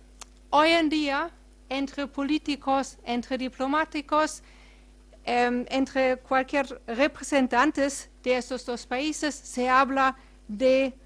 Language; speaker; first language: Spanish; non-native, fluent; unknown